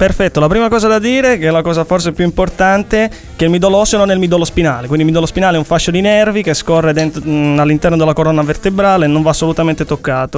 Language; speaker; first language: Italian; native; Italian